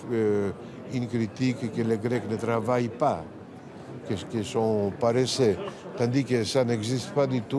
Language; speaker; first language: French; non-native, fluent; Greek